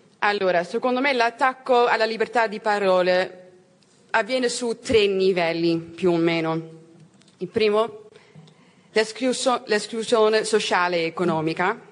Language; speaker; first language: Italian; non-native, learner; Dutch